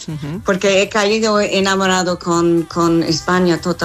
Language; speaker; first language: Spanish; non-native, learner; English